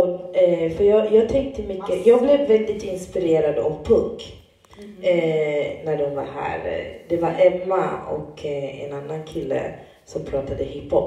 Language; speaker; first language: Swedish; native; Swedish